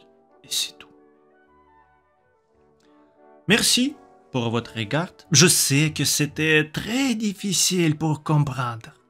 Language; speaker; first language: French; non-native, learner; Russian